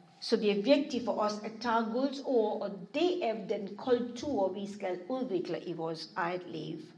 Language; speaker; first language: Danish; non-native, fluent; English